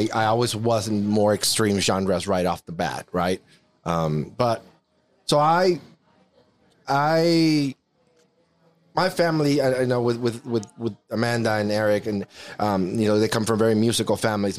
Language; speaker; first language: English; non-native, fluent; Spanish